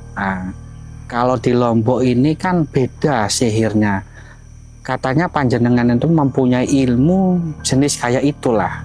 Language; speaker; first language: Indonesian; non-native, local second language; Javanese